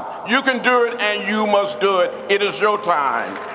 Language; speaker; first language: English; native; English